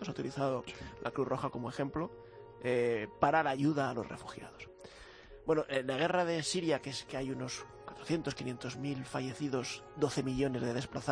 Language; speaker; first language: Spanish; native; Spanish